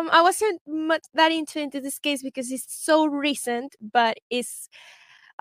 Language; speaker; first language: English; non-native, fluent; Spanish